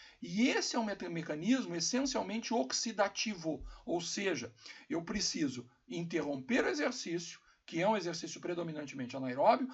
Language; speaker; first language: Portuguese; native; Portuguese